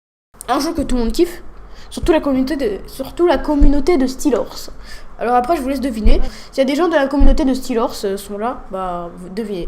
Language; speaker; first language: French; native; French